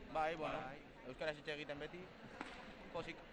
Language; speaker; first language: Basque; non-native, local second language; Spanish